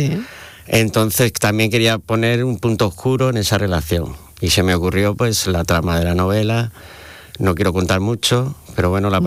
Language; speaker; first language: Spanish; native; Spanish